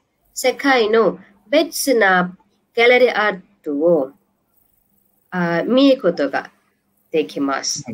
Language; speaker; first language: Japanese; non-native, learner; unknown